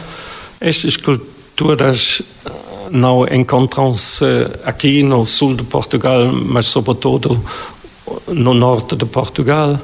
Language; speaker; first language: Portuguese; non-native, fluent; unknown